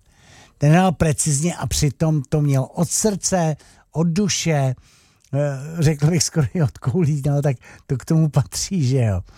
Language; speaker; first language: Czech; native; Czech